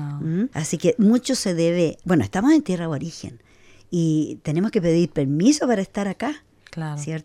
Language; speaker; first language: Spanish; native; Spanish